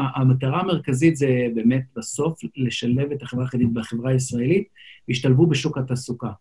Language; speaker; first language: Hebrew; non-native, local second language; Yiddish